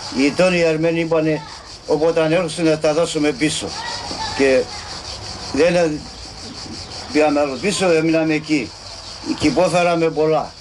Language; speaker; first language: Greek; early bilingual, heritage; Greek